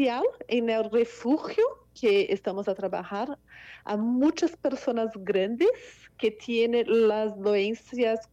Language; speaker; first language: Spanish; non-native, fluent; Portuguese